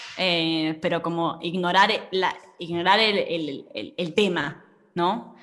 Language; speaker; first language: Spanish; native; Spanish